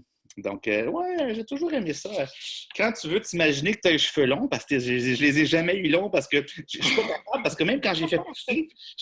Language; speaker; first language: French; native; French